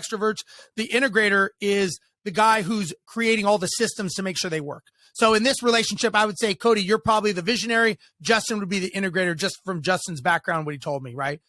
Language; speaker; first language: English; native; English